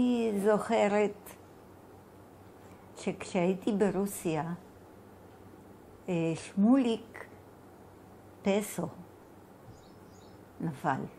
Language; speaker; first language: Hebrew; non-native, fluent; Bulgarian